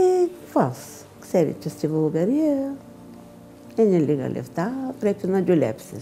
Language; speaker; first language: Greek; non-native, learner; Bulgarian